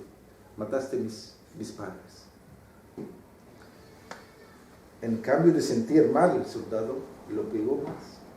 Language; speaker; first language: Spanish; non-native, fluent; Arabic